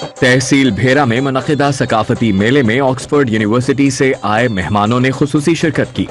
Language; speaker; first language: Urdu; non-native, local second language; Punjabi